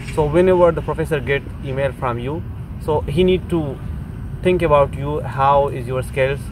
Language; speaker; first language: English; non-native, local second language; Urdu